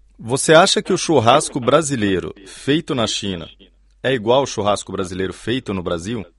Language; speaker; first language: Portuguese; native; Portuguese